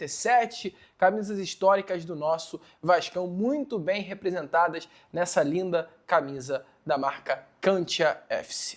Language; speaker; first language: Portuguese; native; Portuguese